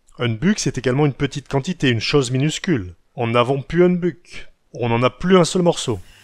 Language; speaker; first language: French; native; French